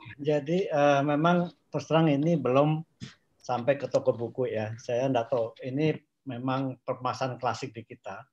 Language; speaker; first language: Indonesian; non-native, local second language; Javanese